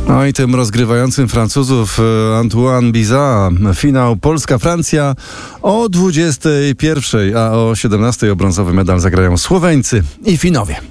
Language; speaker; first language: Polish; native; Polish